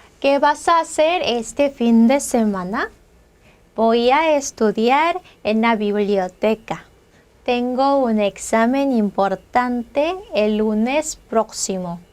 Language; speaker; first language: Spanish; non-native, fluent; Korean